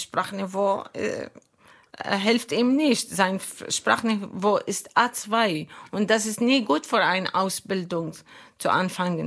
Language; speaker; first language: German; non-native, fluent; Arabic